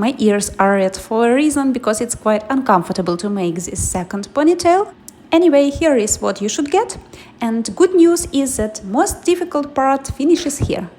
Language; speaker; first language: English; non-native, fluent; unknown